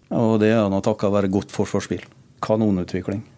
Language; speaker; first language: Norwegian; native; Norwegian